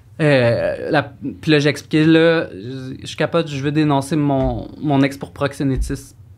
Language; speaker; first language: French; native; French